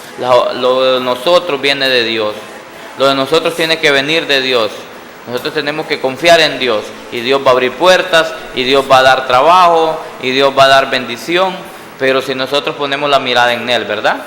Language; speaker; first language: Spanish; native; Spanish